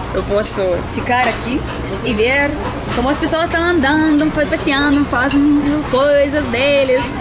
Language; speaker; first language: Portuguese; non-native, learner; Russian